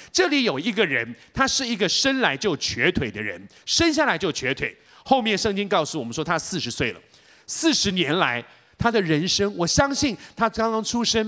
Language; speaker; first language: Chinese; native; Chinese